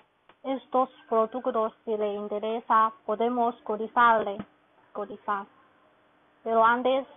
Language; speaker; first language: Spanish; non-native, learner; Chinese